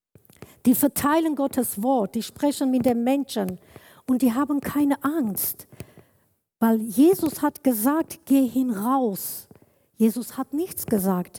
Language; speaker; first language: German; non-native, learner; Kurdish